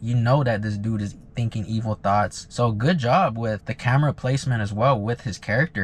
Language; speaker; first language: English; native; English